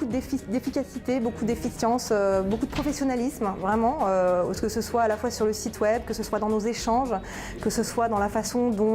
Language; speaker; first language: French; native; French